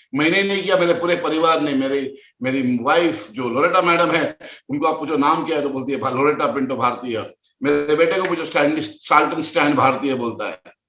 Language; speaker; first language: Hindi; non-native, local second language; Konkani